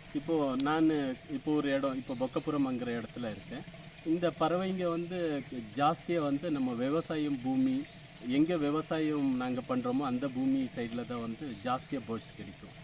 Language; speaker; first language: Tamil; non-native, local second language; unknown